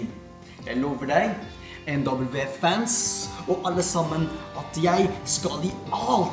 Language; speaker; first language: Norwegian; non-native, fluent; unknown